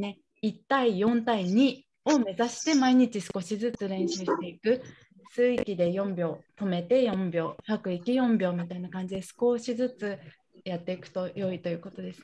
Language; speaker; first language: Japanese; native; Japanese